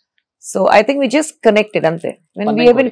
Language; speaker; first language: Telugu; non-native, fluent; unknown